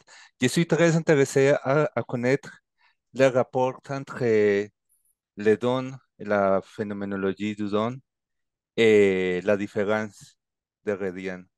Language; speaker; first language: French; non-native, learner; Spanish